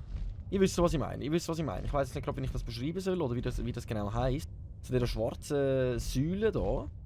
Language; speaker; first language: German; native; German